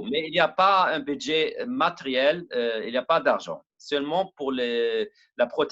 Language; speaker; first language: French; non-native, learner; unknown